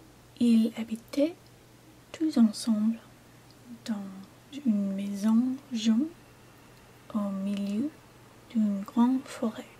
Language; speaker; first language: French; non-native, learner; English